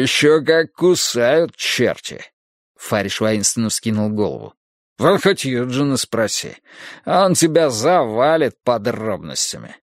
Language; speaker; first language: Russian; native; Russian